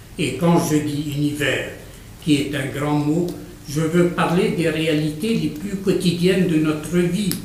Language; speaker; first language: French; non-native, local second language; Arabic